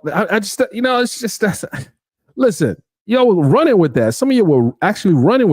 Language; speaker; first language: English; native; English